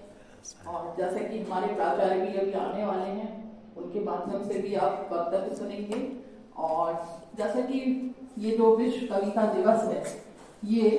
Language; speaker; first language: Hindi; native; Hindi